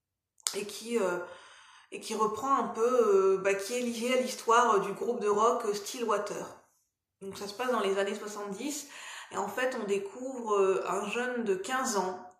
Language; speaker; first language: French; native; French